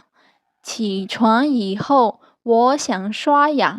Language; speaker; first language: Chinese; non-native, fluent; Burmese